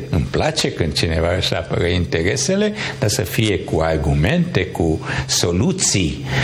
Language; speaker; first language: Romanian; non-native, local second language; Hungarian